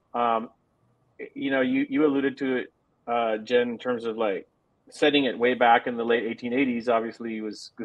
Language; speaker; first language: English; native; English